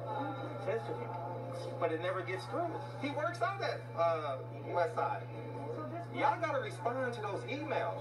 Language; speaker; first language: English; native; English